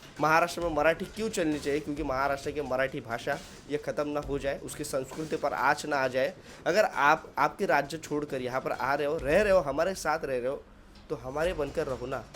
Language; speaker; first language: Hindi; non-native, local second language; Marathi